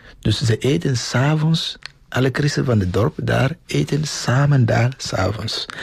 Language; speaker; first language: Dutch; non-native, fluent; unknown